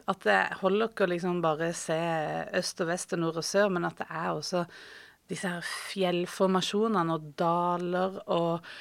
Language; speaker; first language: Norwegian; native; Norwegian